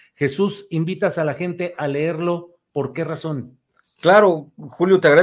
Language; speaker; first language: Spanish; native; Spanish